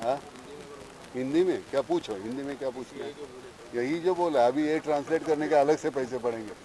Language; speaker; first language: Hindi; non-native, local second language; Marathi